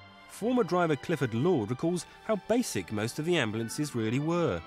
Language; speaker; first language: English; native; English